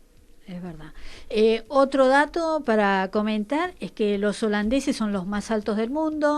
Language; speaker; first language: Spanish; native; Spanish